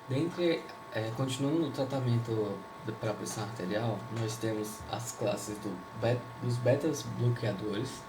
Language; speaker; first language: Portuguese; native; Portuguese